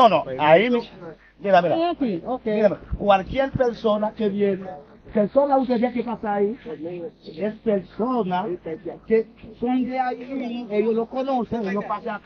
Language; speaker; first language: Spanish; non-native, learner; Haitian Creole